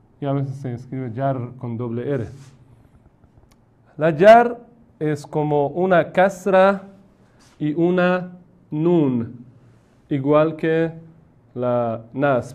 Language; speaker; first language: Spanish; non-native, fluent; Persian